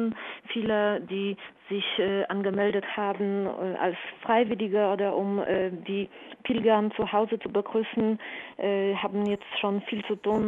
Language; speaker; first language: German; non-native, fluent; Polish